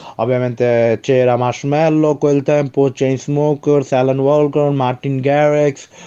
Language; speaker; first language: Italian; non-native, learner; Bangla